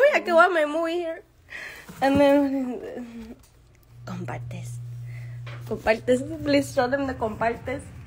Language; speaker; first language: English; early bilingual, other home language; Spanish